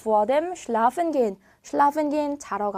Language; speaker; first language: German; non-native, fluent; Korean